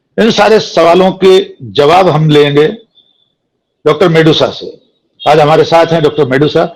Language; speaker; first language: Hindi; native; Hindi